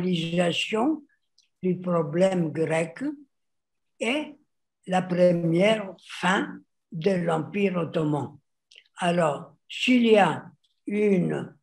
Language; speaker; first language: French; non-native, fluent; Greek